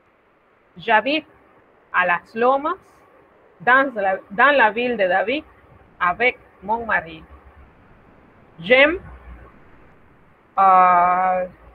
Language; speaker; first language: French; non-native, fluent; Spanish